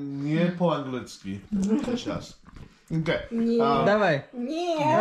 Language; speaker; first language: Russian; non-native, learner; English